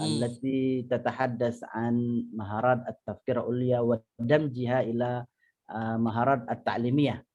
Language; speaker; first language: Arabic; non-native, fluent; Indonesian